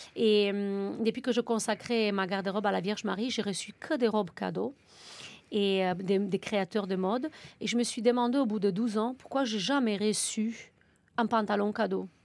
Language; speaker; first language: French; non-native, fluent; Romanian